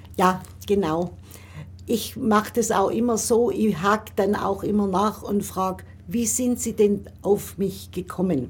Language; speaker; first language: German; native; German